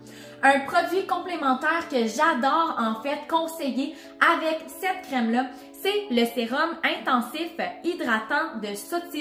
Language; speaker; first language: French; native; French